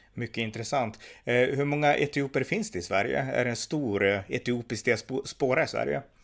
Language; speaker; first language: Swedish; native; Swedish